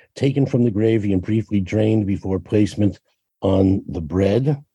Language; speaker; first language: English; native; English